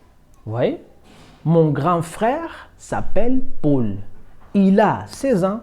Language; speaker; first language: French; non-native, fluent; Portuguese